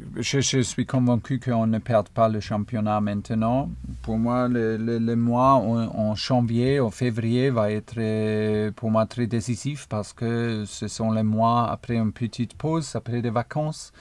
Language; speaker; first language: French; non-native, fluent; German